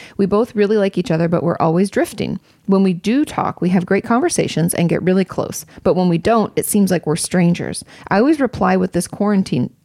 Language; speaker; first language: English; native; English